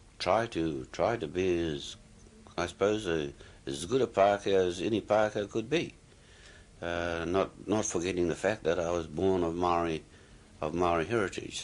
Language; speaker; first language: English; native; English